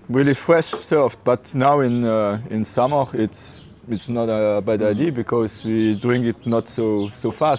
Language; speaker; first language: English; non-native, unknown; French